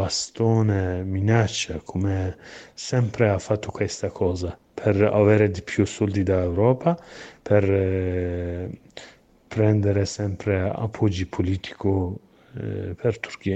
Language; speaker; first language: Italian; non-native, learner; Kurdish